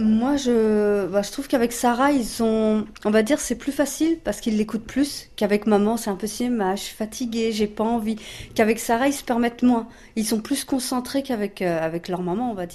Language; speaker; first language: French; native; French